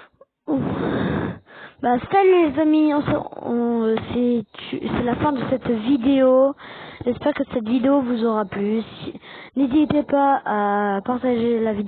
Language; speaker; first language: French; native; French